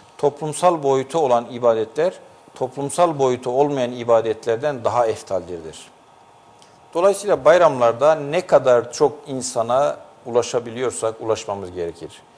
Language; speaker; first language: Turkish; native; Turkish